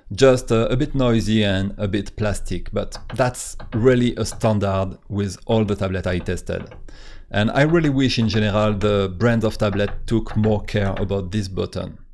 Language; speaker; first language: English; non-native, fluent; French